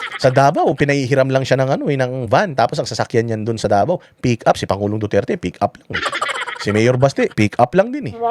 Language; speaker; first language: Filipino; non-native, local second language; Iloko